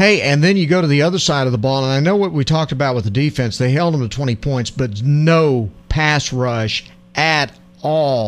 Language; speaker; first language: English; native; English